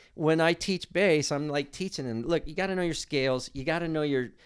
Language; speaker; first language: English; native; English